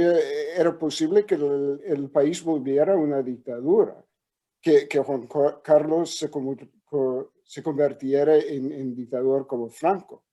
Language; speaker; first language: Spanish; non-native, fluent; English